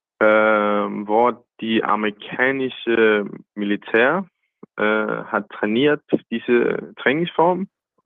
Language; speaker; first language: German; non-native, learner; Danish